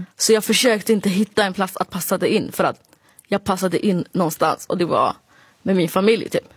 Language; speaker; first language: Swedish; early bilingual, other home language; Somali